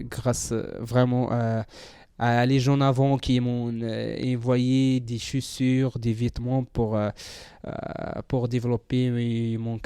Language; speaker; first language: French; non-native, learner; Central Atlas Tamazight